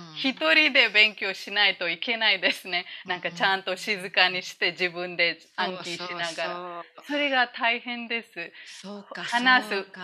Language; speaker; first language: Japanese; non-native, fluent; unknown